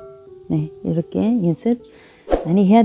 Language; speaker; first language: Korean; non-native, fluent; Arabic